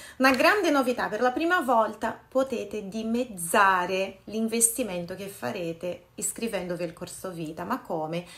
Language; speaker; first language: Italian; non-native, fluent; Portuguese